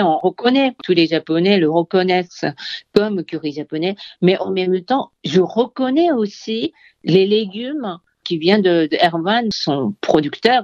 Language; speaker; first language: French; non-native, fluent; Japanese